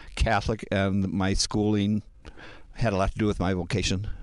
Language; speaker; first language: English; native; English